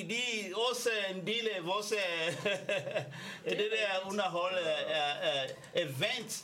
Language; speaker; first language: Danish; non-native, learner; French